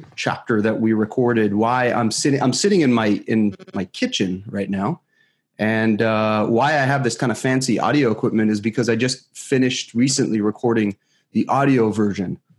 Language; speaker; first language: English; non-native, fluent; Hebrew